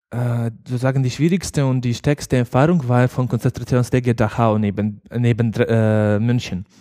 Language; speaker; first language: German; non-native, learner; Ukrainian